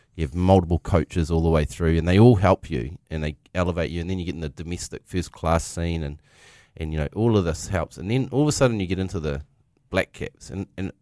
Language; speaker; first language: English; native; English